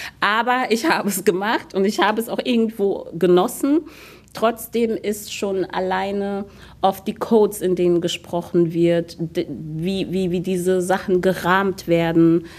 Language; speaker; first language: German; early bilingual, other home language; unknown